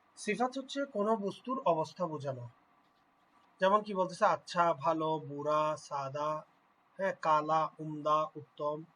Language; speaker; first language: Bangla; native; Bangla